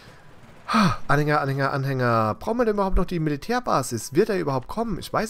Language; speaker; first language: German; native; German